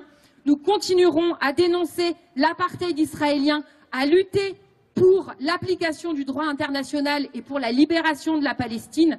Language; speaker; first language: French; native; French